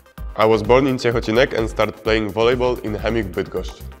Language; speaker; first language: English; non-native, learner; Polish